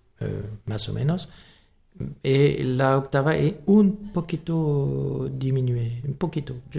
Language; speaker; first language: Spanish; non-native, learner; French